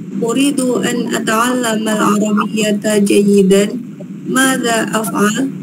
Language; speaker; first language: Arabic; non-native, learner; Indonesian